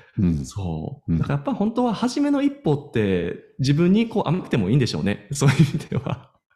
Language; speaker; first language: Japanese; native; Japanese